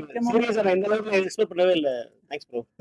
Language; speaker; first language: Tamil; native; Tamil